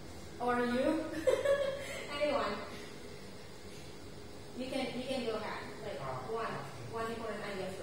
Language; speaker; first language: English; non-native, fluent; Indonesian